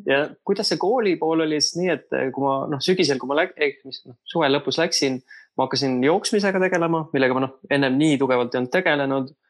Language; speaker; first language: Estonian; native; Estonian